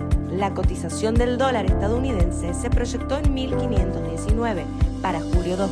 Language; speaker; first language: Spanish; native; Spanish